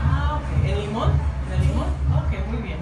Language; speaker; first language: Spanish; non-native, learner; English